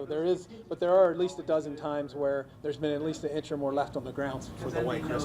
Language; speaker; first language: English; native; English